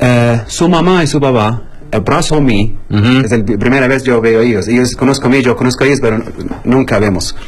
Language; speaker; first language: Spanish; non-native, learner; Arabic